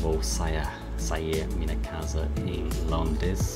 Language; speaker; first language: Portuguese; non-native, learner; English